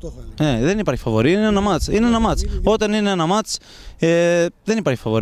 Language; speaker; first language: Greek; native; Greek